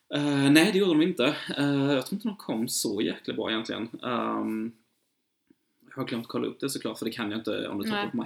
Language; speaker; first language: Swedish; native; Swedish